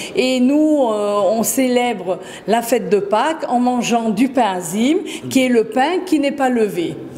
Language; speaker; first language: French; native; French